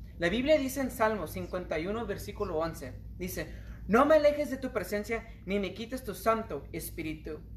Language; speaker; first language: Spanish; early bilingual, heritage; Spanish